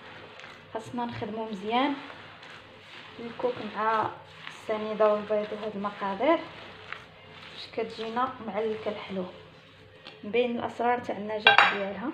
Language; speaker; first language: Arabic; native; Arabic